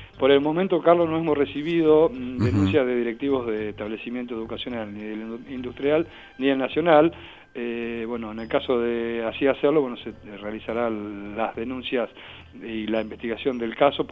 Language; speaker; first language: Spanish; native; Spanish